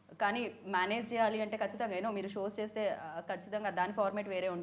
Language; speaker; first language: Telugu; native; Telugu